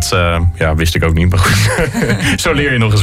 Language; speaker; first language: Dutch; native; Dutch